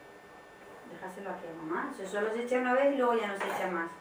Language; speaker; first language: Spanish; native; Spanish